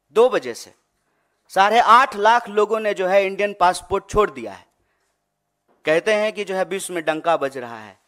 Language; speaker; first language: Hindi; native; Hindi